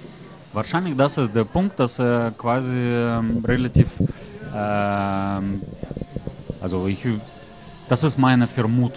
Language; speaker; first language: German; non-native, fluent; Russian